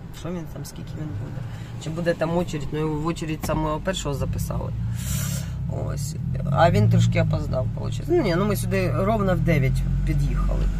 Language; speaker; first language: Ukrainian; non-native, local second language; Russian